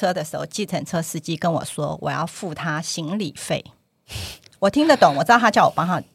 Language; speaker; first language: Chinese; native; Chinese